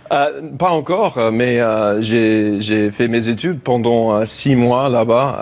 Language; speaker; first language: French; non-native, learner; English